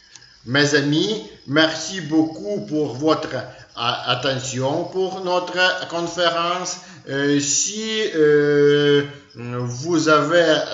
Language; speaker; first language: French; non-native, learner; Ukrainian